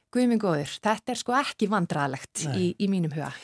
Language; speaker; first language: Icelandic; native; Icelandic